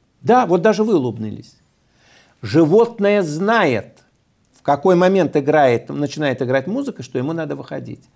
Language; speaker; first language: Russian; native; Russian